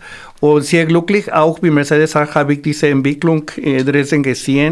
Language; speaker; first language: German; non-native, fluent; Spanish